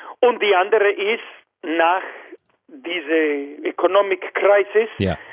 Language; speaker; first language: German; non-native, fluent; Spanish